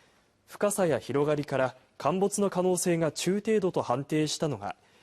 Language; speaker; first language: Japanese; native; Japanese